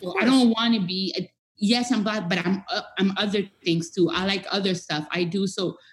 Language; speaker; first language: English; non-native, fluent; French